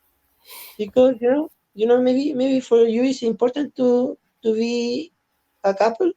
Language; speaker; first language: English; non-native, learner; Spanish